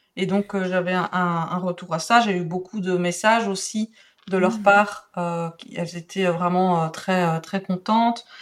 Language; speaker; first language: French; native; French